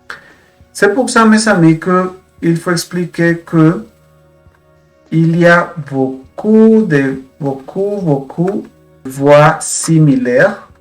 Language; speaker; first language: French; non-native, fluent; Spanish